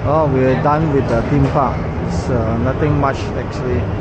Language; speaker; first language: English; non-native, local second language; Chinese